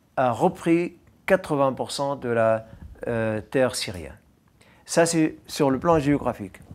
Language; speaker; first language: French; non-native, fluent; Arabic